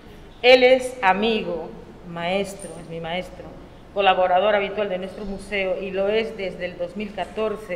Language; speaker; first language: Spanish; native; Spanish